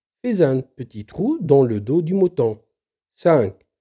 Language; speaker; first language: French; non-native, local second language; Arabic